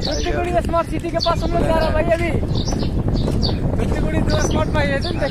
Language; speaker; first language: Hindi; non-native, local second language; Odia